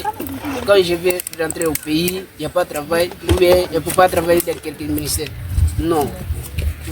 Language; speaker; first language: French; non-native, learner; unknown